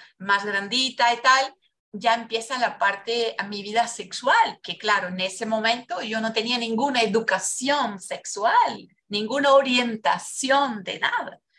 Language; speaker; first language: Spanish; non-native, fluent; Portuguese